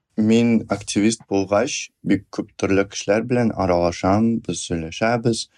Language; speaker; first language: Tatar; non-native, fluent; Russian